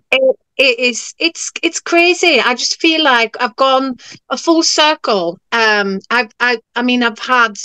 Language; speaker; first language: English; non-native, fluent; Norwegian